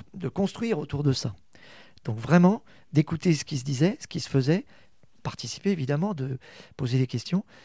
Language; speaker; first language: French; native; French